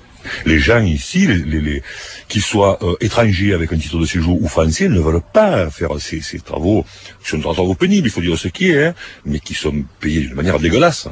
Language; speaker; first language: French; native; French